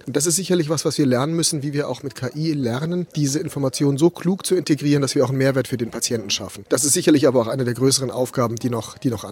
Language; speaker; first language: German; native; German